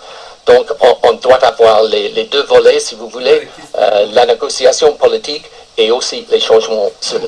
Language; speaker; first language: French; non-native, fluent; English